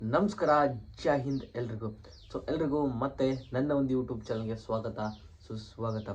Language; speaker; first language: Kannada; native; Kannada